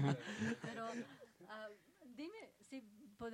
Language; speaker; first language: Spanish; early bilingual, heritage; Spanish